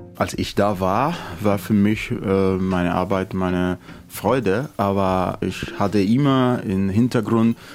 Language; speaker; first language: German; non-native, learner; Spanish